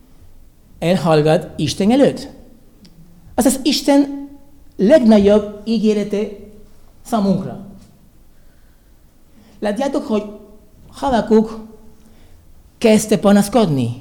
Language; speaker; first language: Hungarian; non-native, learner; Spanish